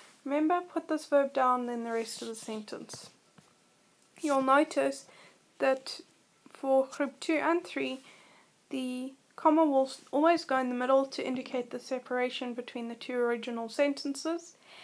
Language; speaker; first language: English; native; English